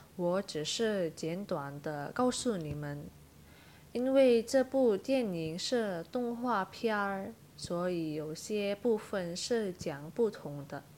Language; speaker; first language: Chinese; non-native, fluent; Indonesian